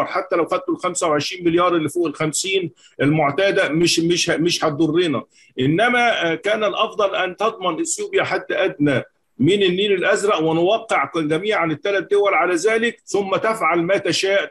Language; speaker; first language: Arabic; native; Arabic